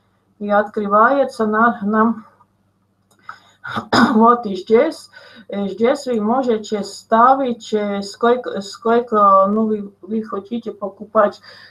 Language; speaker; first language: Russian; non-native, local second language; Latvian